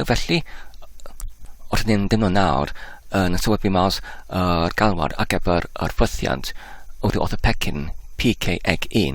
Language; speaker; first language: Welsh; non-native, learner; English